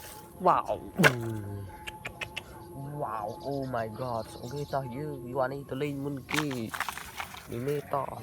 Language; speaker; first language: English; non-native, learner; Vietnamese